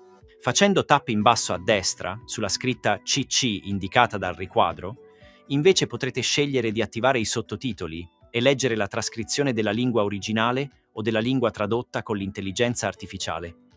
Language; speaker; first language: Italian; native; Italian